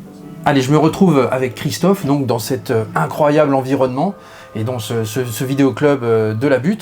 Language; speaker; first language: French; native; French